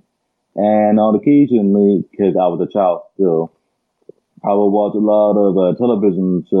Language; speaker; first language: English; early bilingual, other home language; Arabic